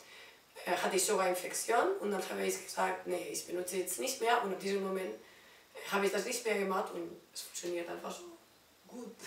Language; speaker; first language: German; non-native, learner; Spanish